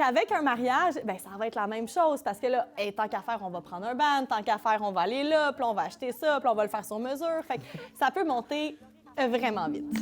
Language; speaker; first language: French; native; French